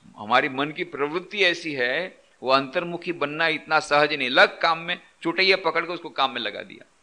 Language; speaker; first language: Hindi; non-native, local second language; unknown